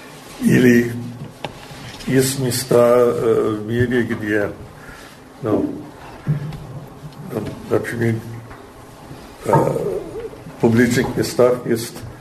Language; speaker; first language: Russian; non-native, learner; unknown